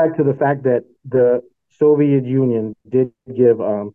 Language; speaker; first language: English; non-native, local second language; Yoruba